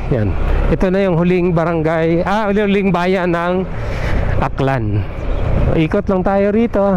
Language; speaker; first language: Filipino; non-native, local second language; Aklanon